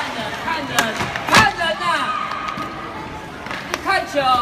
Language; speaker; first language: Chinese; native; Chinese